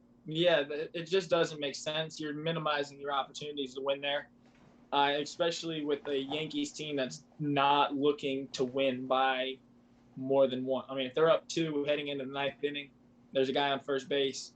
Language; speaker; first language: English; native; English